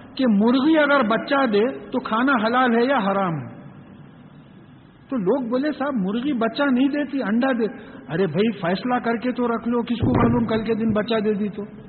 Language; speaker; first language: Urdu; native; Urdu